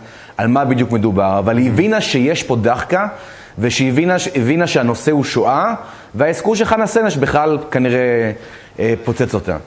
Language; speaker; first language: Hebrew; native; Hebrew